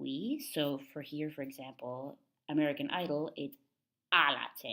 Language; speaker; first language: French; non-native, fluent; English